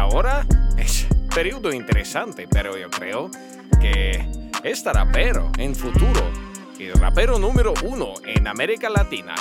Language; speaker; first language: Spanish; non-native, learner; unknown